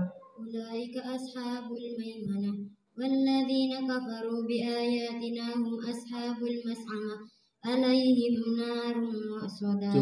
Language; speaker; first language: Arabic; non-native, learner; Indonesian